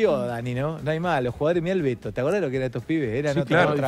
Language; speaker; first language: Spanish; native; Spanish